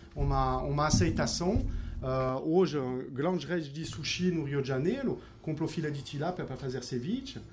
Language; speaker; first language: Portuguese; non-native, fluent; French